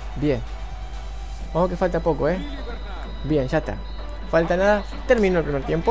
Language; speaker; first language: Spanish; native; Spanish